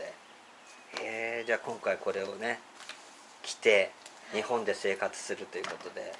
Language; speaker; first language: Japanese; native; Japanese